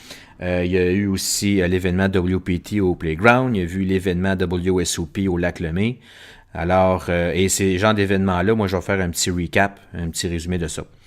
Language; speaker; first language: French; native; French